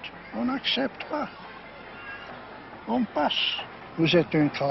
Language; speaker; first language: French; non-native, learner; Hungarian